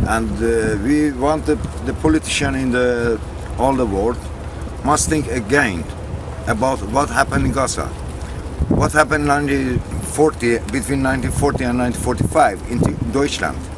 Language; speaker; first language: English; non-native, learner; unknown